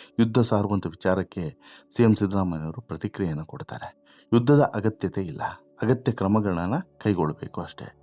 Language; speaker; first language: Kannada; native; Kannada